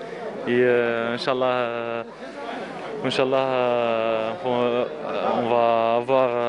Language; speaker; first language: French; non-native, local second language; Arabic